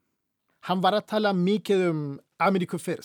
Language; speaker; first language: Icelandic; non-native, fluent; Spanish